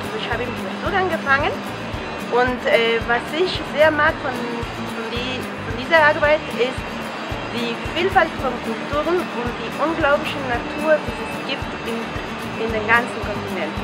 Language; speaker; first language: German; non-native, fluent; Spanish